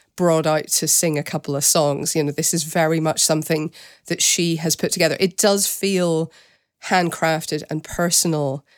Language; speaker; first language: English; native; English